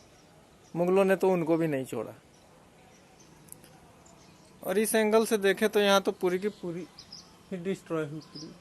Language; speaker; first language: Hindi; native; Hindi